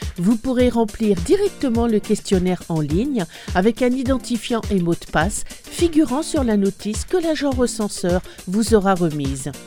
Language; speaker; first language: French; native; French